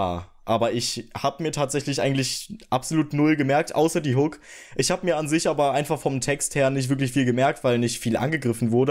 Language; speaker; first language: German; native; German